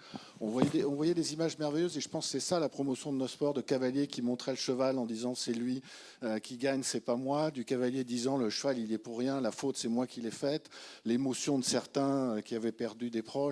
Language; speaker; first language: French; native; French